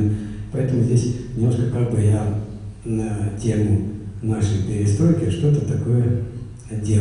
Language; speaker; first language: Russian; native; Russian